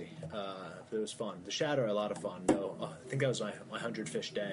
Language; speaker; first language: English; native; English